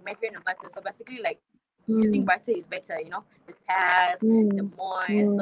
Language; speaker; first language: English; non-native, local second language; Malay